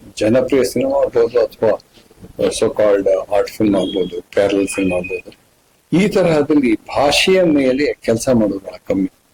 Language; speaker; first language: Kannada; native; Kannada